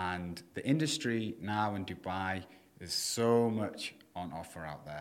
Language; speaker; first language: English; native; English